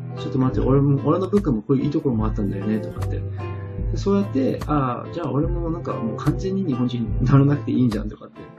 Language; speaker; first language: Japanese; non-native, fluent; English